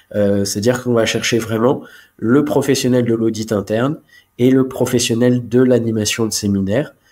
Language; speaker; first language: French; native; French